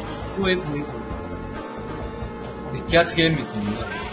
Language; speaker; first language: French; native; French